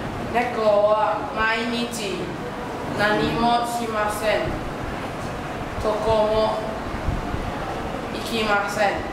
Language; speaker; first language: Japanese; non-native, learner; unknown